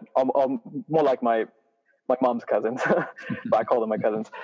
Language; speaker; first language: English; non-native, fluent; Arabic